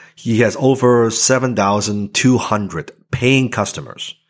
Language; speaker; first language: English; non-native, local second language; Cantonese